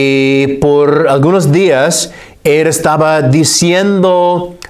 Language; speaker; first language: Spanish; non-native, fluent; English